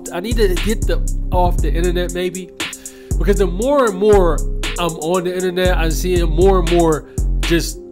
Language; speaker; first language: English; native; English